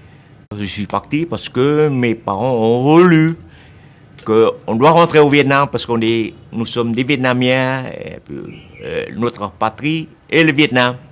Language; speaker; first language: French; non-native, local second language; Vietnamese